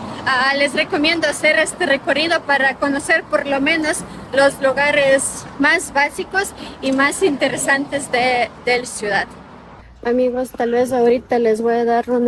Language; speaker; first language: Spanish; non-native, fluent; Ukrainian